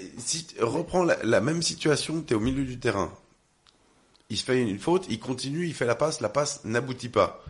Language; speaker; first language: French; native; French